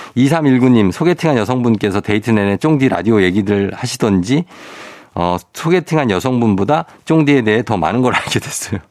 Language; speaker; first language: Korean; native; Korean